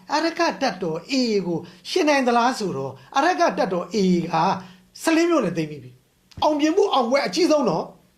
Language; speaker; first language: Burmese; native; Burmese